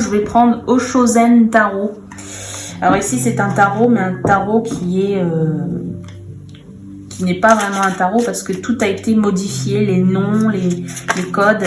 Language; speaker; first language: French; native; French